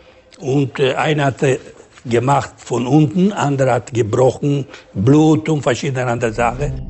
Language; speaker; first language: German; non-native, fluent; Ladino